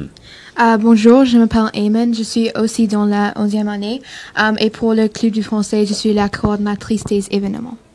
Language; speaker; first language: French; non-native, local second language; English